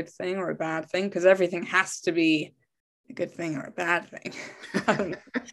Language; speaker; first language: English; native; English